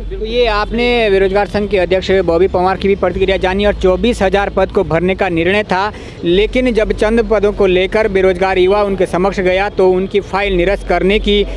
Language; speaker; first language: Hindi; native; Hindi